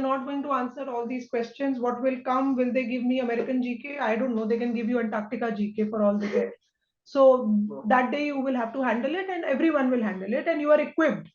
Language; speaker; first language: English; non-native, local second language; Hindi